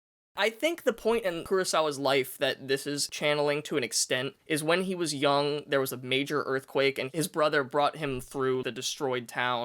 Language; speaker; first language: English; native; English